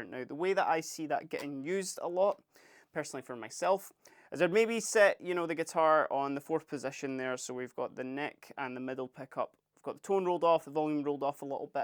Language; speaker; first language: English; native; English